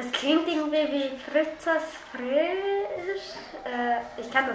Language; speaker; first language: German; early bilingual, other home language; Bulgarian